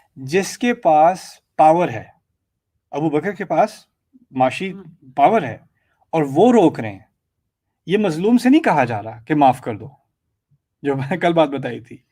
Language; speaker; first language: Urdu; early bilingual, heritage; Urdu